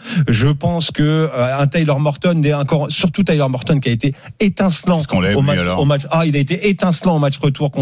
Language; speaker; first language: French; native; French